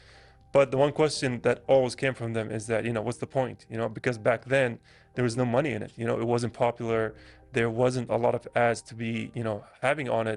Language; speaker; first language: English; non-native, fluent; Arabic